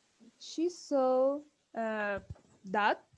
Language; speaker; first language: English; non-native, learner; Spanish